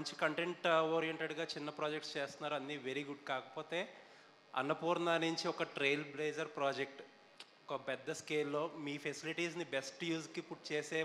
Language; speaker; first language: Telugu; native; Telugu